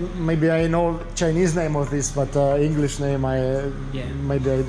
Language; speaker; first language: English; non-native, learner; Russian